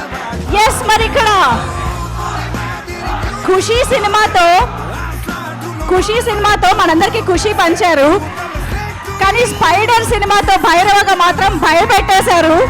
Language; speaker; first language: Telugu; native; Telugu